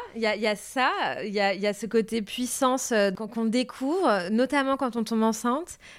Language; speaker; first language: French; native; French